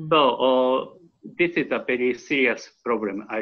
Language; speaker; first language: English; non-native, learner; Japanese